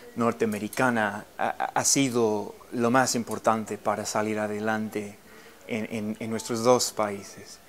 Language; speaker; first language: Spanish; non-native, fluent; English